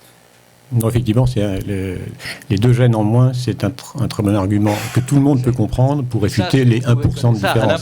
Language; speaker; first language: French; native; French